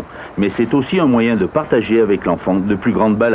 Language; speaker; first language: French; native; French